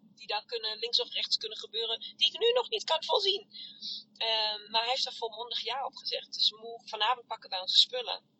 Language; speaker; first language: Dutch; native; Dutch